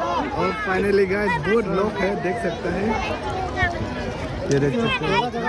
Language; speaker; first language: Hindi; non-native, local second language; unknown